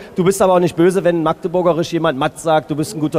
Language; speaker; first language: German; native; German